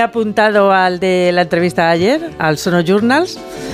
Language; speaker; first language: Spanish; native; Spanish